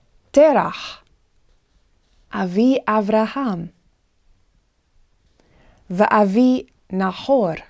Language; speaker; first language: Hebrew; non-native, fluent; English